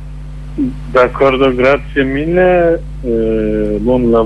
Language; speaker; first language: Italian; non-native, learner; Kurdish